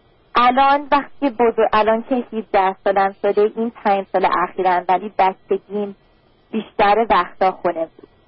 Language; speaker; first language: Persian; early bilingual, heritage; Persian